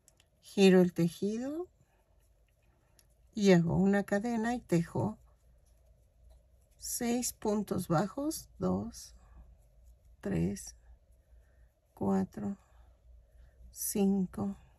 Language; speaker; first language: Spanish; native; Spanish